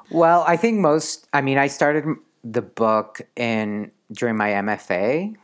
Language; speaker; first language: English; non-native, fluent; Spanish